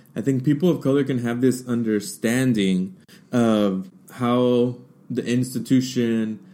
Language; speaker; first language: English; early bilingual, other home language; Spanish